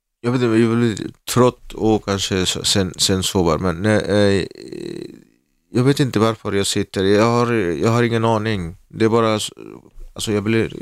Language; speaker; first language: Swedish; non-native, learner; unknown